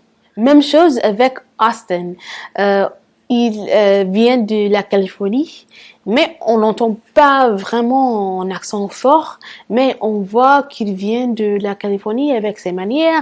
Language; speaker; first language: French; non-native, fluent; English